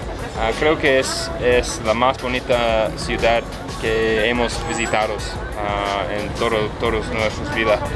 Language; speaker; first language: Spanish; non-native, learner; English